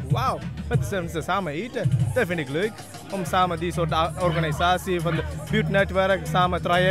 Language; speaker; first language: Dutch; non-native, learner; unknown